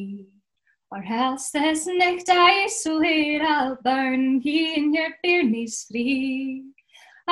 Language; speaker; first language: English; native; English